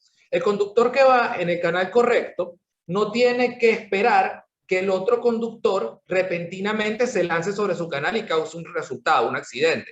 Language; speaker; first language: Spanish; native; Spanish